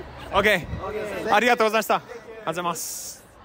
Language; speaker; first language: Japanese; non-native, learner; English